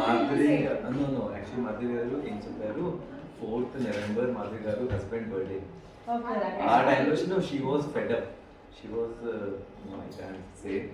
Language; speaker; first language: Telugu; non-native, learner; Hindi